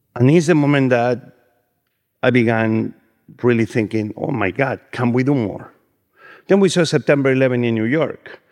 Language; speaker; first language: English; non-native, fluent; Spanish